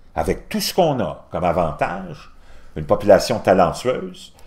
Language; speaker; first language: French; native; French